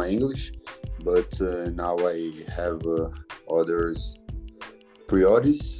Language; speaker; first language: English; non-native, learner; Portuguese